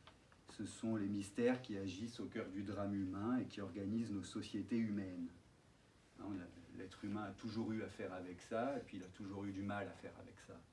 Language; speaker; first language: French; native; French